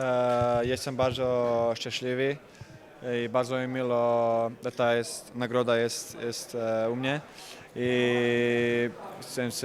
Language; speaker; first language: Polish; non-native, learner; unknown